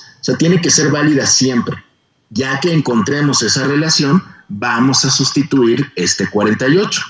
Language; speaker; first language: Spanish; native; Spanish